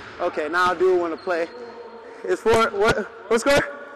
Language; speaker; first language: English; native; English